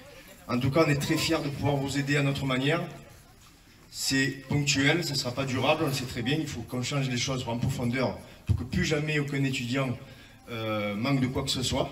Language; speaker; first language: French; native; French